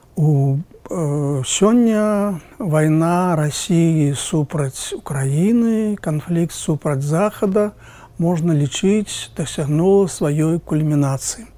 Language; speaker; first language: Belarusian; native; Belarusian